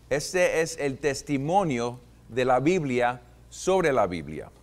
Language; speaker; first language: Spanish; non-native, fluent; English